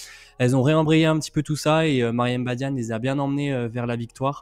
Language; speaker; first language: French; native; French